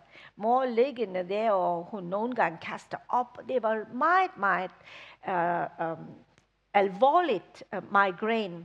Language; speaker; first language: Danish; non-native, fluent; English